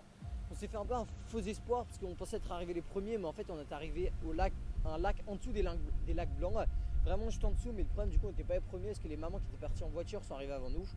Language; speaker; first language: French; native; French